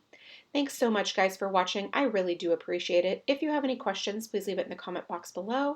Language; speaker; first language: English; native; English